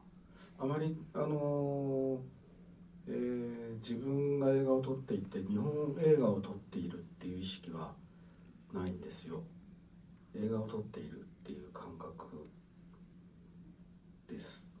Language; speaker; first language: Japanese; native; Japanese